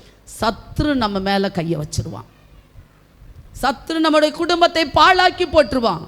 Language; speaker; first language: Tamil; native; Tamil